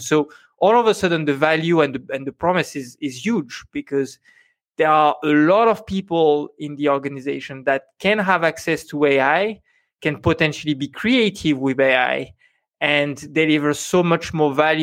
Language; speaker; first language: English; non-native, fluent; French